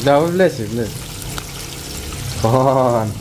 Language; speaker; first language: Arabic; native; Arabic